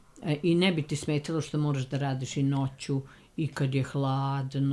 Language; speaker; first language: Serbian; native; Serbian